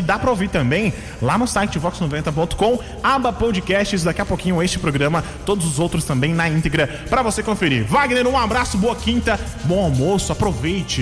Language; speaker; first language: Portuguese; native; Portuguese